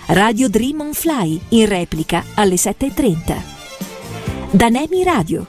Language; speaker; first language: Italian; native; Italian